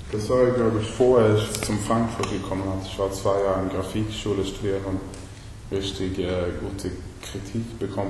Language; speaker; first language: German; non-native, learner; Swedish